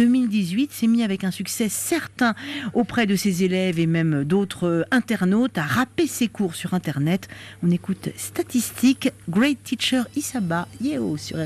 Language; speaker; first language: French; native; French